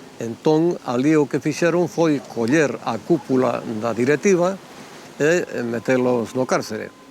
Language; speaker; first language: Galician; native; Galician